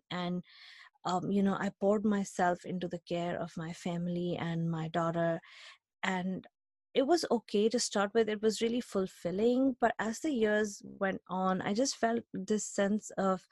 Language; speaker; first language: English; non-native, local second language; Hindi